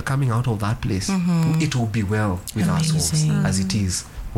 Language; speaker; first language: English; non-native, local second language; Kikuyu